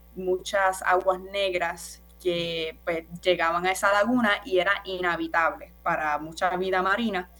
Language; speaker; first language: Spanish; native; Spanish